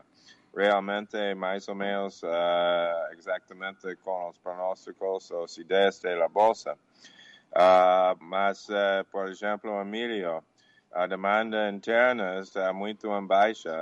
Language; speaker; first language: Portuguese; non-native, learner; English